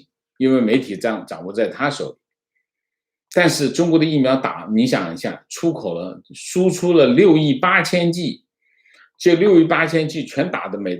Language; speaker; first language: Chinese; native; Chinese